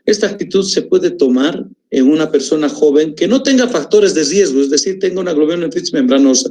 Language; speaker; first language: Spanish; native; Spanish